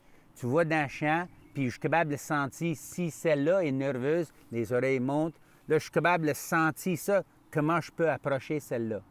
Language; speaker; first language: French; non-native, local second language; English